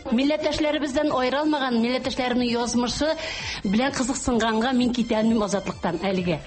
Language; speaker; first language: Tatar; native; Tatar